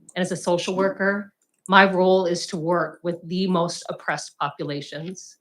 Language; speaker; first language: English; native; English